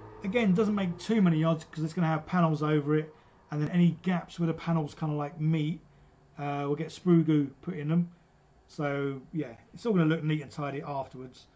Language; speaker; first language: English; native; English